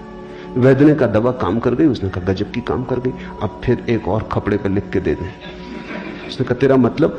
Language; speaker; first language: Hindi; native; Hindi